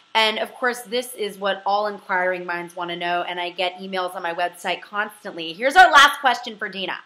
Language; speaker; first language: English; native; English